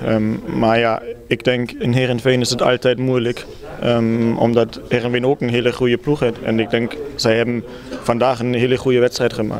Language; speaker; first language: Dutch; non-native, fluent; German